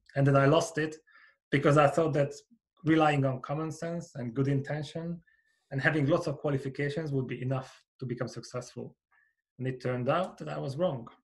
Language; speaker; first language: English; non-native, fluent; Hungarian